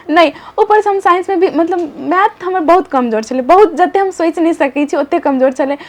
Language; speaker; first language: Maithili; native; Maithili